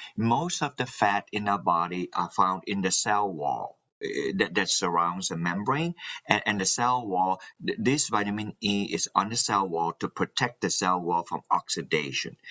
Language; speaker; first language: English; non-native, local second language; Min Nan Chinese